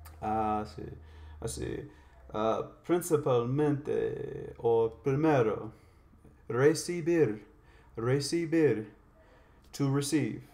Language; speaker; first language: Spanish; non-native, learner; English